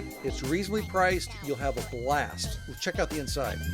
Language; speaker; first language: English; native; English